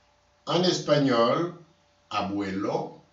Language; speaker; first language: Spanish; non-native, learner; Haitian Creole